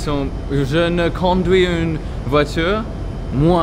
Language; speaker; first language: French; non-native, learner; English